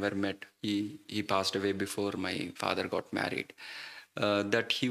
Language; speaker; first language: English; non-native, local second language; Malayalam